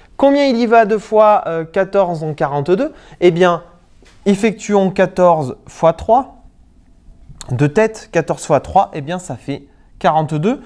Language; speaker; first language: French; native; French